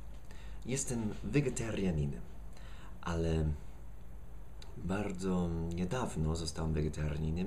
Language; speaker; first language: Polish; non-native, fluent; English